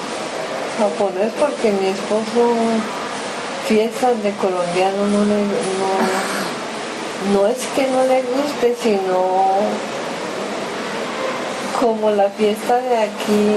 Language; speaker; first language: Spanish; early bilingual, other home language; Japanese